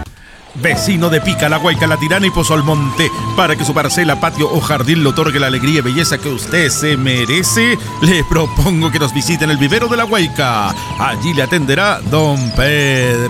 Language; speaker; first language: Spanish; native; Spanish